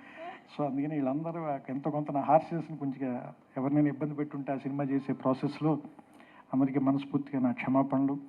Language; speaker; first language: Telugu; native; Telugu